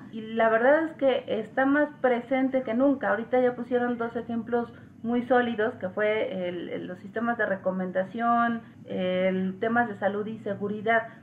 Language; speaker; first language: Spanish; native; Spanish